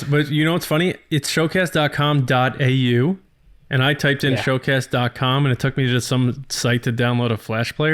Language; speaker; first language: English; native; English